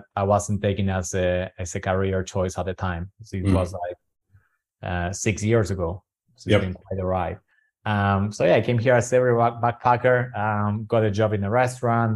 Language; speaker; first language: English; non-native, fluent; Spanish